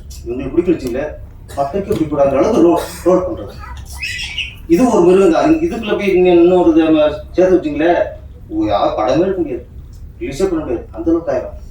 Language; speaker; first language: Tamil; native; Tamil